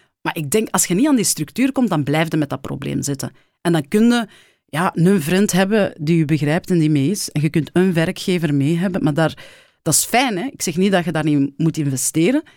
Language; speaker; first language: Dutch; early bilingual, other home language; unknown